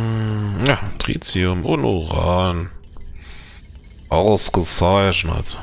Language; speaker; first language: German; native; German